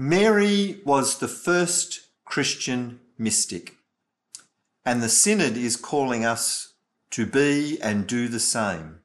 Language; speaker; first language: English; native; English